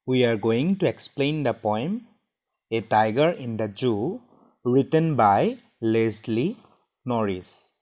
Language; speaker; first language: English; non-native, local second language; Assamese